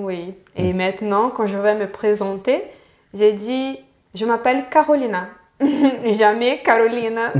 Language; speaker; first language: French; non-native, fluent; Portuguese